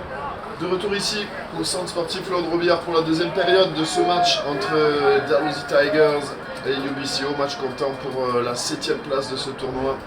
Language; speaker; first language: French; native; French